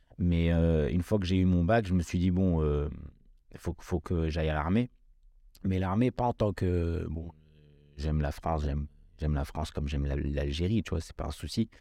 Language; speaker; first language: French; early bilingual, other home language; Kabyle